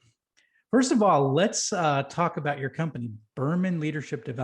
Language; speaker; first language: English; native; English